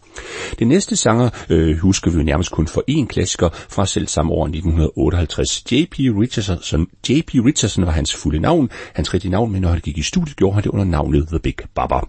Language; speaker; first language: Danish; native; Danish